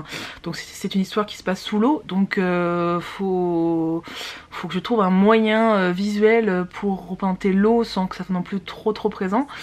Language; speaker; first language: French; native; French